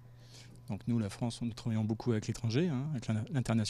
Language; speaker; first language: French; native; French